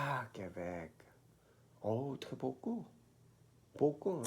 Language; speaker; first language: French; non-native, learner; Korean